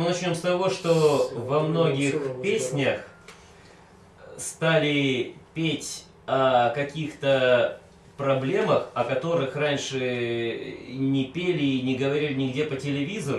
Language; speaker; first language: Russian; native; Russian